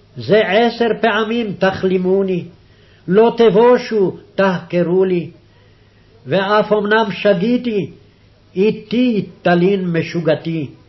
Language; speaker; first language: Hebrew; native; Hebrew